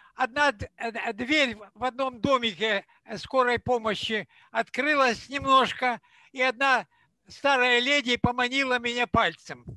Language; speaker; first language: Russian; non-native, local second language; Ukrainian